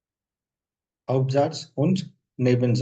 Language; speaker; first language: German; non-native, fluent; Hindi